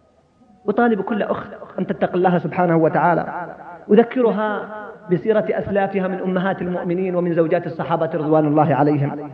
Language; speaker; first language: Arabic; native; Arabic